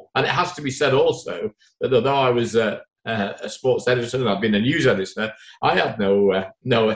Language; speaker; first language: English; native; English